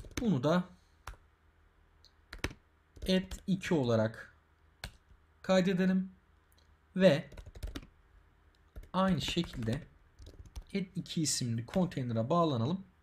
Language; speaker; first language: Turkish; native; Turkish